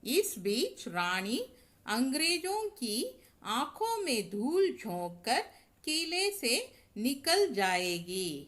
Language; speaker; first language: Hindi; non-native, local second language; Tamil